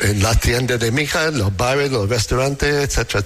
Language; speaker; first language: Spanish; non-native, learner; English